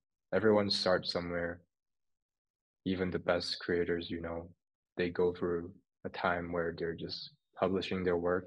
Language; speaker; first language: English; non-native, local second language; Cantonese